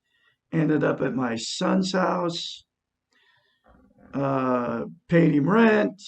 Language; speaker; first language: English; native; English